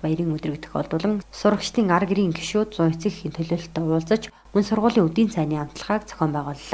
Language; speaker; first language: Mongolian; native; Mongolian